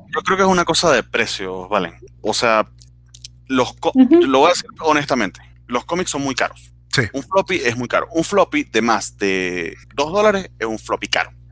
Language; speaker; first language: Spanish; native; Spanish